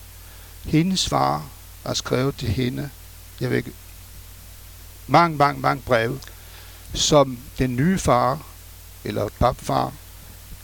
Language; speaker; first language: Danish; non-native, fluent; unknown